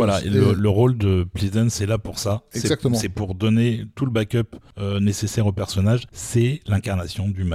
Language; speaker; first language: French; native; French